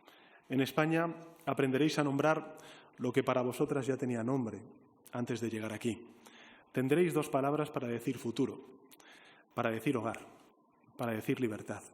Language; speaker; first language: Spanish; native; Spanish